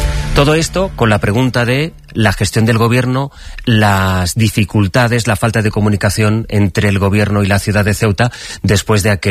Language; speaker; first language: Spanish; native; Spanish